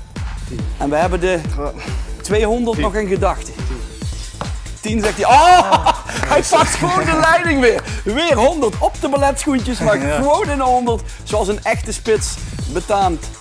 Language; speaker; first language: Dutch; native; Dutch